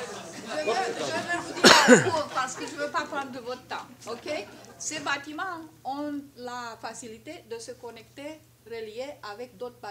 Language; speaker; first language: French; non-native, fluent; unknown